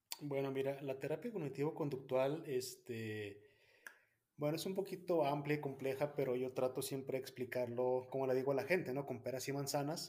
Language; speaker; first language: Spanish; native; Spanish